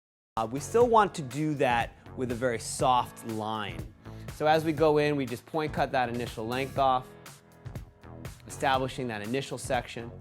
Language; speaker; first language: English; native; English